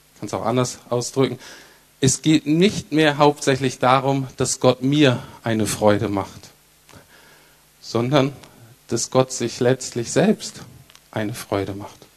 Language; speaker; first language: German; native; German